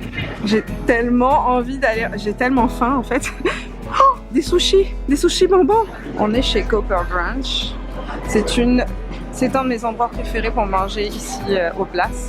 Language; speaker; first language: French; native; French